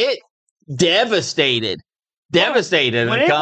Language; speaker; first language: English; native; English